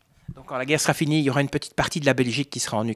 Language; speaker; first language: French; native; French